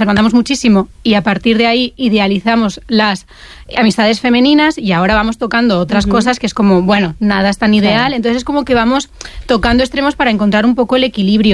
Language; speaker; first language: Spanish; native; Spanish